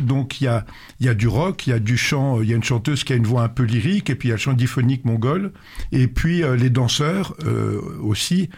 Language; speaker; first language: French; native; French